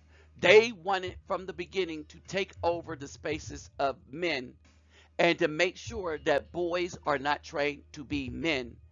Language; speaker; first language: English; native; English